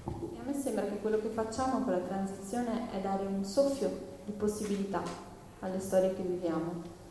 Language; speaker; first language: Italian; non-native, fluent; English